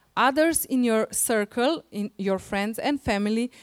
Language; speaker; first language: English; non-native, fluent; Slovenian